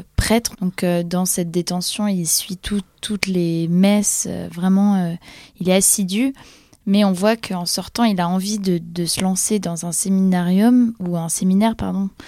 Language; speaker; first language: French; non-native, fluent; Polish